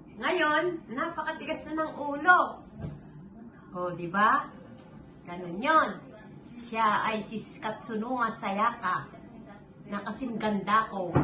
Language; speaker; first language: Filipino; native; Filipino